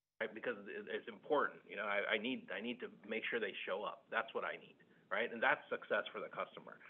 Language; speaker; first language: English; early bilingual, other home language; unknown